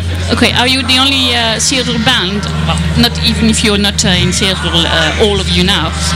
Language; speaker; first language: English; non-native, fluent; French